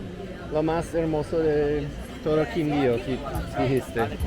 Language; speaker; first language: Spanish; non-native, learner; English